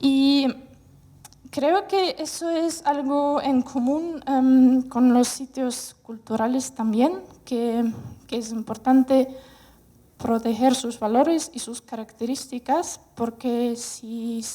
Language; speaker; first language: Spanish; non-native, fluent; Russian